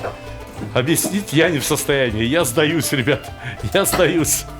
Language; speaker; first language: Russian; native; Russian